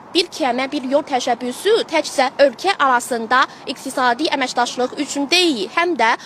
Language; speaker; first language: Azerbaijani; non-native, fluent; Chinese